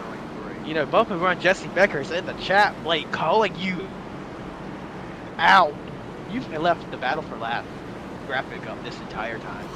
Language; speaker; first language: English; native; English